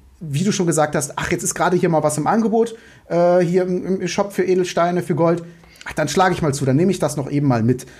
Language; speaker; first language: German; native; German